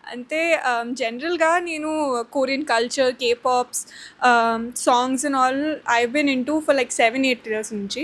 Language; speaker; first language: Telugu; non-native, learner; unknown